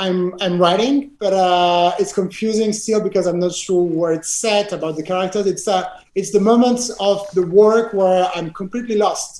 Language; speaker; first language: English; non-native, fluent; French